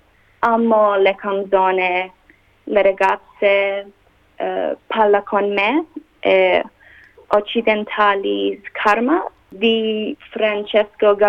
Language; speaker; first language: Italian; non-native, learner; English